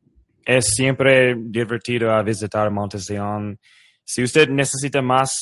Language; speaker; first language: Spanish; non-native, learner; English